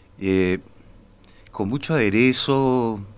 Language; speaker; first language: Spanish; native; Spanish